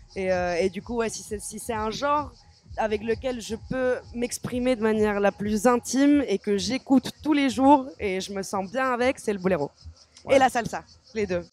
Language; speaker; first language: French; native; French